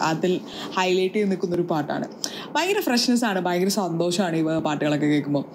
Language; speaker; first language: Malayalam; native; Malayalam